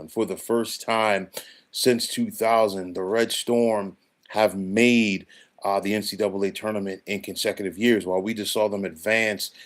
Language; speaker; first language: English; native; English